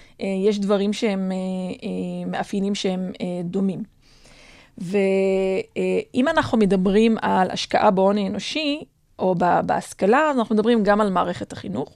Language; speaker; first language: Hebrew; native; Hebrew